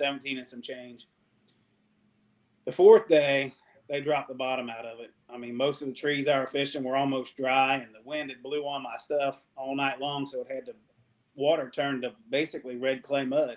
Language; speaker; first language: English; native; English